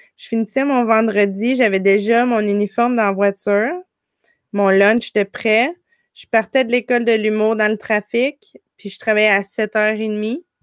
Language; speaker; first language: French; native; French